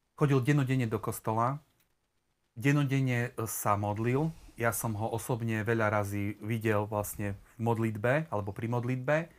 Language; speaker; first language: Slovak; native; Slovak